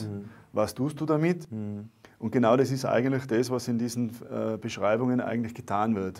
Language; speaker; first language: German; native; German